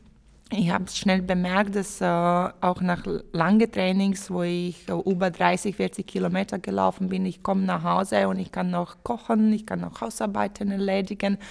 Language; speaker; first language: German; non-native, fluent; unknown